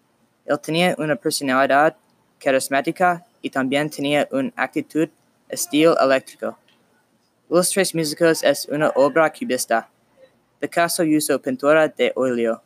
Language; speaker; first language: Spanish; non-native, learner; English